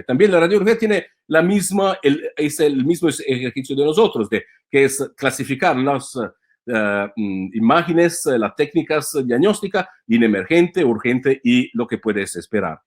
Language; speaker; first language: Spanish; non-native, fluent; Italian